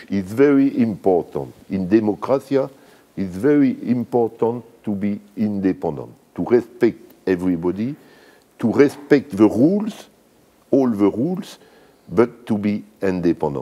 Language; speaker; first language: English; non-native, learner; French